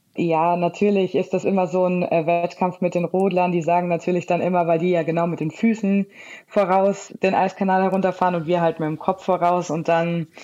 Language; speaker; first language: German; native; German